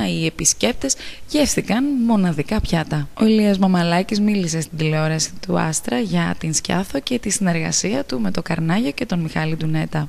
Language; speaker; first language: Greek; native; Greek